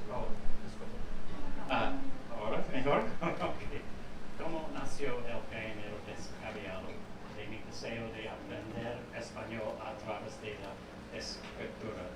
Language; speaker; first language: Spanish; non-native, fluent; English